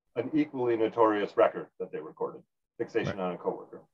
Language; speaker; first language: English; native; English